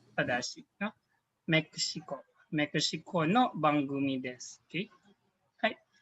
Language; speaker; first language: Japanese; non-native, fluent; Filipino